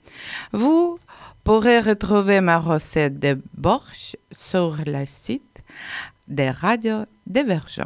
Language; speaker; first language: French; non-native, learner; Ukrainian